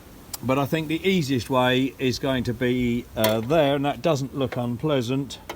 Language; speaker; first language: English; native; English